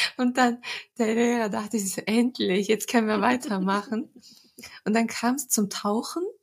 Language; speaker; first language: German; early bilingual, other home language; Turkish